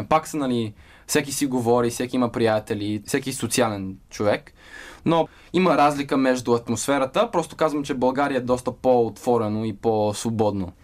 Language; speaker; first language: Bulgarian; early bilingual, heritage; Bulgarian